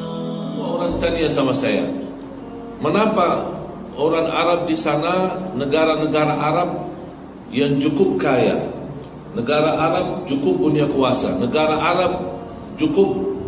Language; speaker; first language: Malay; non-native, fluent; Arabic